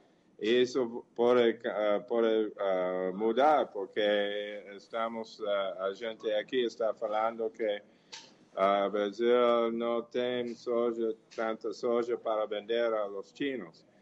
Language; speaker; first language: Portuguese; non-native, fluent; English